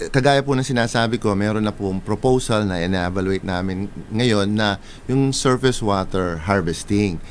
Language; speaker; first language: Filipino; non-native, local second language; Pampanga